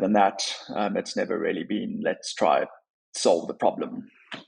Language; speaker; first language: English; native; English